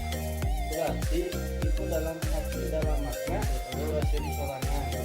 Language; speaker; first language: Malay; non-native, local second language; Sundanese